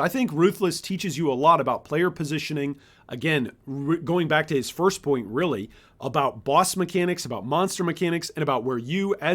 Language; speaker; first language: English; native; English